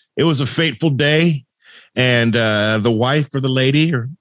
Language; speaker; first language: English; native; English